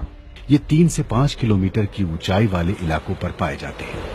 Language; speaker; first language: Hindi; native; Hindi